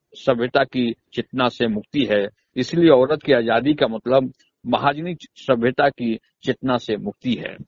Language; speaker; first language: Hindi; native; Hindi